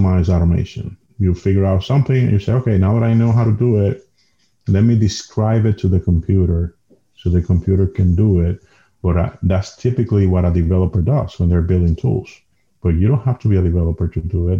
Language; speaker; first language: English; non-native, fluent; Spanish